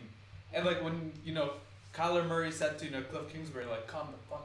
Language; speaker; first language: English; native; English